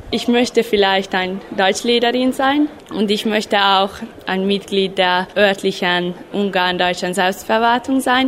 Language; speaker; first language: German; non-native, local second language; Hungarian